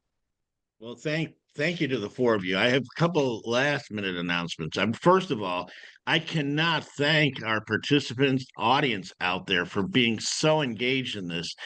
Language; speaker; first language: English; native; English